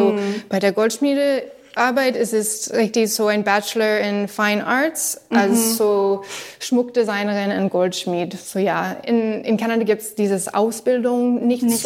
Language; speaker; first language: German; non-native, learner; English